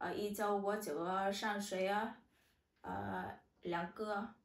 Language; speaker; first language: Chinese; non-native, learner; Vietnamese